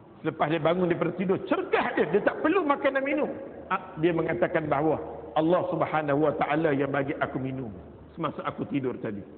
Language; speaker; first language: Malay; native; Malay